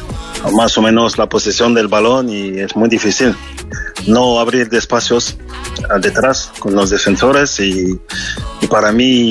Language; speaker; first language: Spanish; non-native, fluent; French